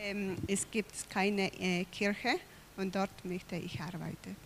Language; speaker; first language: German; non-native, fluent; Spanish